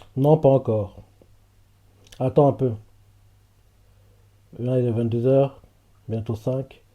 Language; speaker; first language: French; native; French